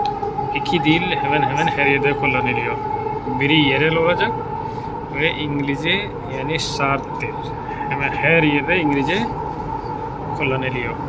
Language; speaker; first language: Turkish; non-native, fluent; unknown